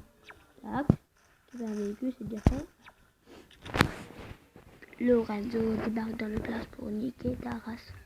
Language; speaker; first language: French; native; French